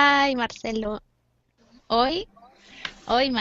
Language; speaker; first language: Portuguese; non-native, learner; Spanish